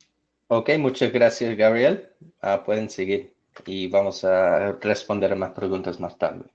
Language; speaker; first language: Spanish; non-native, fluent; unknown